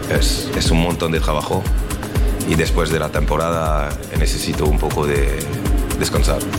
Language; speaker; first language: Spanish; non-native, learner; French